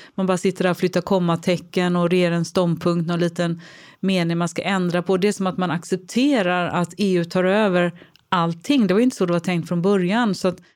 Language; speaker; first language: Swedish; native; Swedish